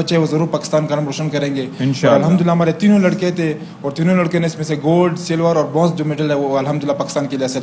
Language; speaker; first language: Urdu; native; Urdu